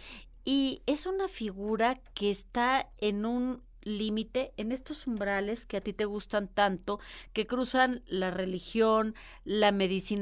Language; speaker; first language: Spanish; native; Spanish